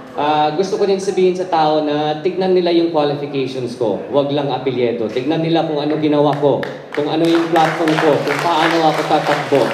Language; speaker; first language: Filipino; native; Filipino